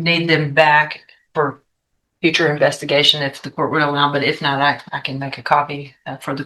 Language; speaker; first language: English; native; English